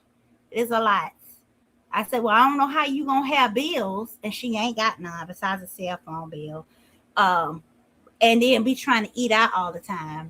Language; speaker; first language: English; native; English